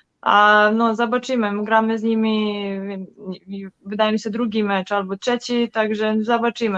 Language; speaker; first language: Polish; non-native, learner; Serbian